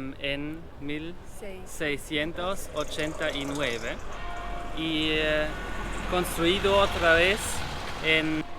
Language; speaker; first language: Spanish; non-native, learner; German